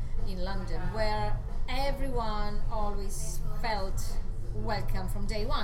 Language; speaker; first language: English; non-native, fluent; Italian